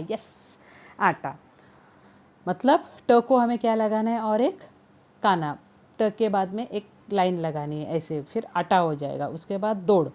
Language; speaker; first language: Hindi; non-native, local second language; Marathi